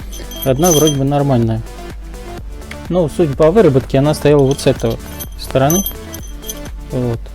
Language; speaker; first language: Russian; native; Russian